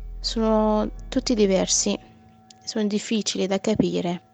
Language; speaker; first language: Italian; non-native, fluent; Arabic